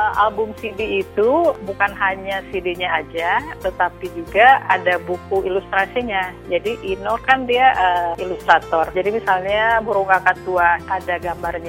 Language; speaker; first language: Indonesian; native; Indonesian